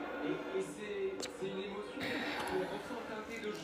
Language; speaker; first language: French; native; French